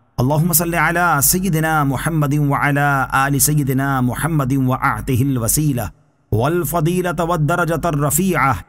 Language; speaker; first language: Arabic; non-native, fluent; Urdu